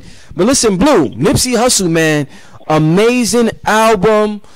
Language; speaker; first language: English; native; English